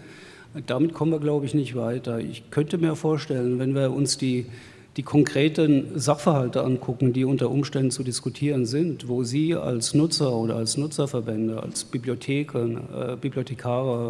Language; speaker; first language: German; native; German